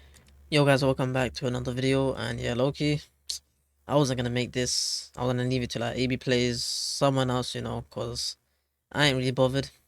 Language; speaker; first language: English; native; English